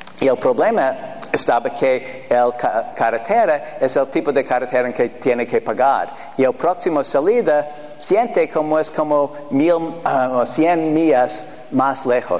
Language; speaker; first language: Spanish; non-native, fluent; English